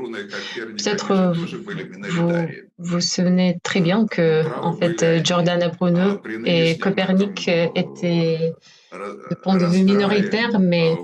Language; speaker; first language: French; non-native, fluent; Russian